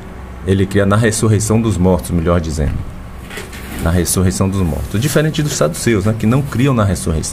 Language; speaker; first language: Portuguese; native; Portuguese